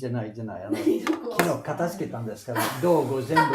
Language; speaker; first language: Japanese; non-native, fluent; English